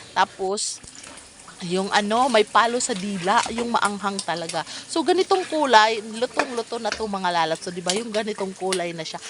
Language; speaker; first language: Filipino; non-native, local second language; Cebuano